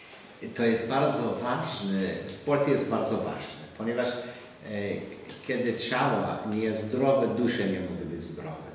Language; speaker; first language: Polish; non-native, learner; English